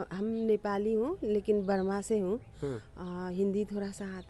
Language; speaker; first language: Hindi; non-native, learner; Nepali